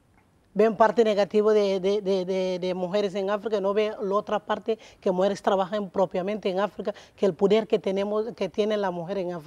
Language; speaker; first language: Spanish; non-native, learner; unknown